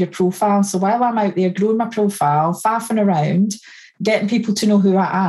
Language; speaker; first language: English; native; English